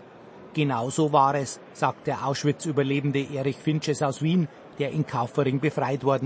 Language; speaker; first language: German; native; German